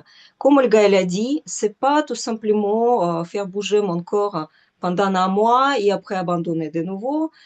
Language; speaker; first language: French; non-native, fluent; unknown